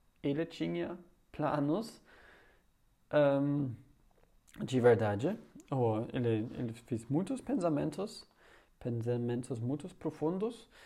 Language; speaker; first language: Portuguese; non-native, learner; German